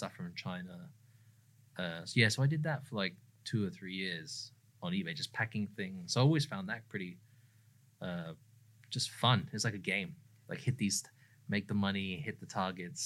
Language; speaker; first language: English; native; English